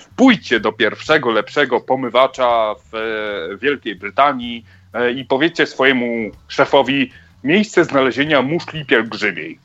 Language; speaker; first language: Polish; native; Polish